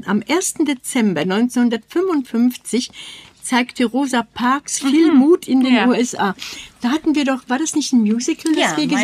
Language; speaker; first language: German; native; German